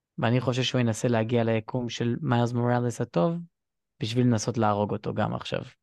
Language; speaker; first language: Hebrew; native; Hebrew